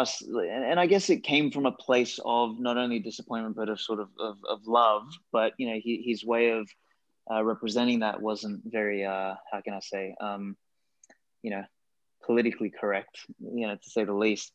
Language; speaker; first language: English; non-native, local second language; Macedonian